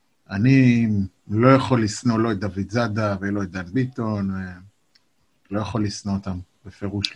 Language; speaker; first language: Hebrew; native; Hebrew